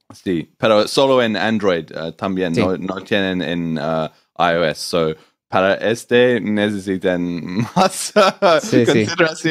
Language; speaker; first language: Spanish; non-native, learner; English